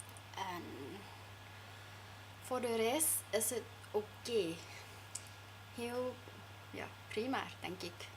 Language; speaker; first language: Dutch; non-native, fluent; Thai